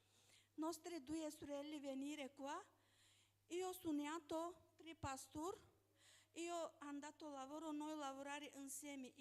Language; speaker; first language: Italian; non-native, learner; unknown